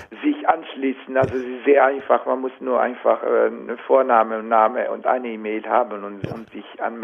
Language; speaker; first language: German; non-native, fluent; Italian